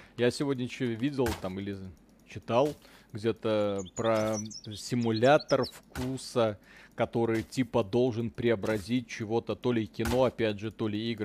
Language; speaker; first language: Russian; native; Russian